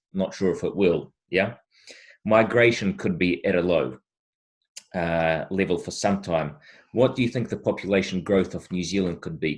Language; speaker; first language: English; non-native, fluent; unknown